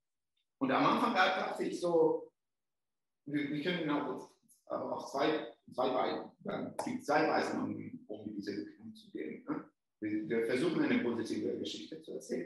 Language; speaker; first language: German; non-native, fluent; Italian